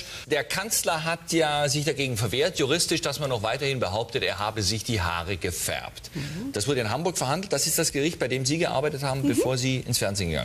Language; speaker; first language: German; native; German